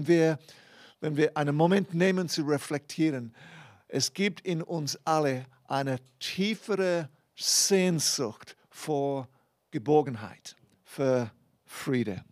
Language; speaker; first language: German; non-native, fluent; English